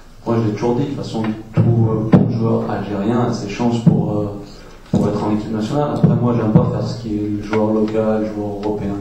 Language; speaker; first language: French; native; French